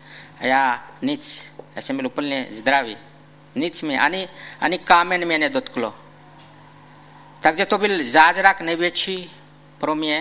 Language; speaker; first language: Czech; non-native, fluent; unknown